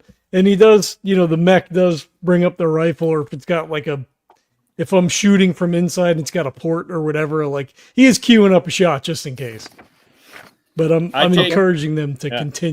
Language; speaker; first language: English; native; English